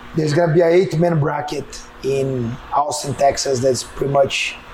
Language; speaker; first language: English; non-native, fluent; Portuguese